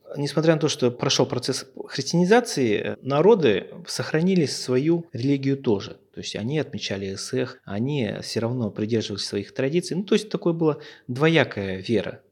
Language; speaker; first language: Russian; native; Russian